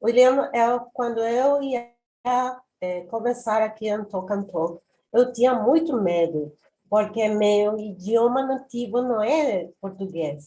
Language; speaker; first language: Portuguese; non-native, learner; Spanish